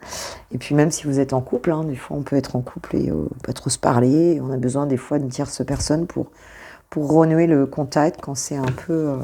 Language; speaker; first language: French; native; French